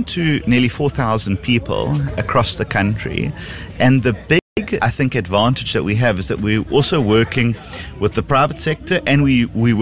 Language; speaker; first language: English; native; English